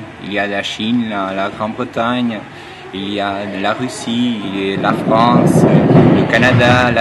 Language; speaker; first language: French; non-native, fluent; Portuguese